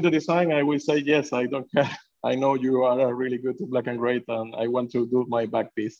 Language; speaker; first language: English; non-native, fluent; Spanish